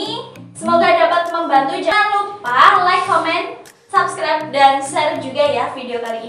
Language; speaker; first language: Indonesian; native; Indonesian